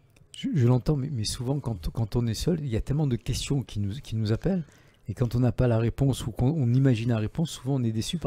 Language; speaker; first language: French; native; French